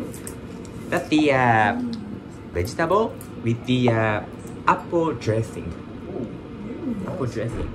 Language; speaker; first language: English; non-native, learner; Japanese